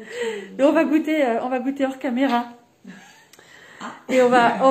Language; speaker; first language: French; native; French